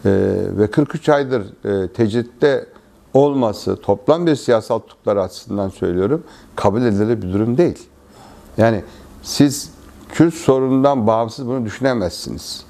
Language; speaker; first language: Turkish; native; Turkish